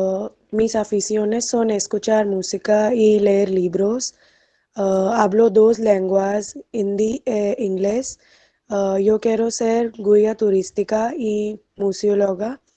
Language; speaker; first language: Spanish; non-native, learner; Hindi